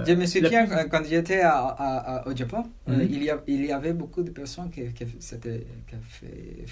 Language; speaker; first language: French; non-native, learner; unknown